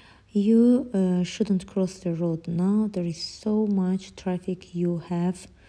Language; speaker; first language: English; non-native, fluent; Azerbaijani